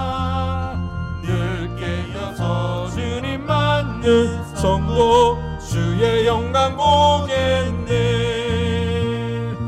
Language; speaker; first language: Korean; native; Korean